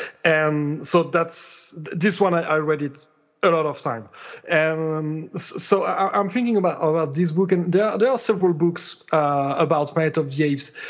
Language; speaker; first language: English; non-native, fluent; French